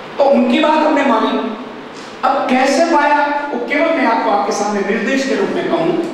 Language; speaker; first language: Hindi; non-native, local second language; Gujarati